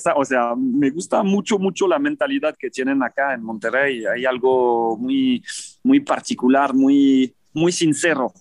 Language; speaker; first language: Spanish; non-native, fluent; French